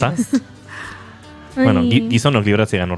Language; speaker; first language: Basque; native; Basque